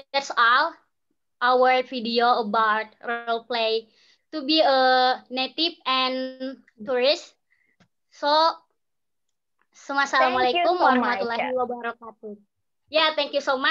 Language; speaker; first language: English; non-native, learner; Indonesian